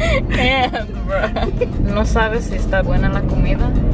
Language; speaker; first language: Spanish; early bilingual, heritage; Spanish